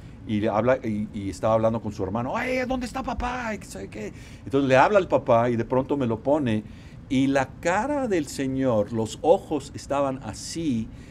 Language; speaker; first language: Spanish; native; Spanish